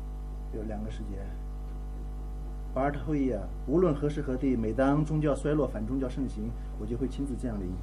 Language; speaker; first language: Chinese; native; Chinese